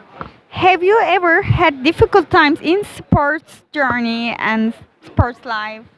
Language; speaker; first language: English; non-native, learner; Turkish